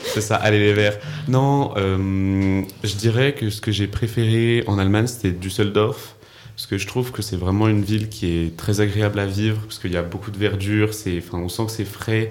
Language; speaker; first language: French; native; French